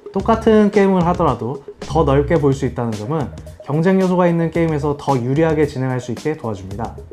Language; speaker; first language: Korean; native; Korean